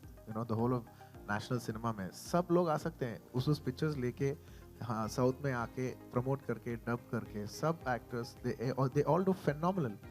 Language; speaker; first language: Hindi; non-native, local second language; Telugu